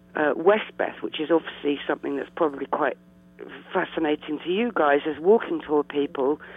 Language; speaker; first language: English; native; English